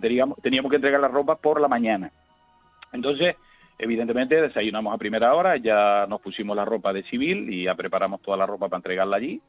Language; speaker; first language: Spanish; native; Spanish